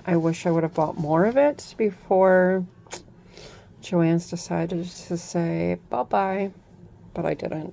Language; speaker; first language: English; native; English